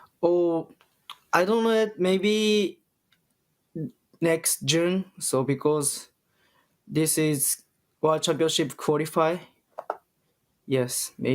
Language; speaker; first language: English; non-native, learner; Japanese